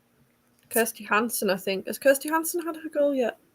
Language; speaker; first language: English; native; English